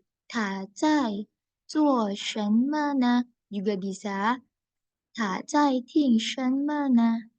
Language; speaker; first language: Chinese; non-native, fluent; Indonesian